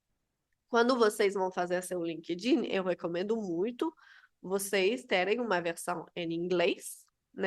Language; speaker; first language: Portuguese; non-native, fluent; Spanish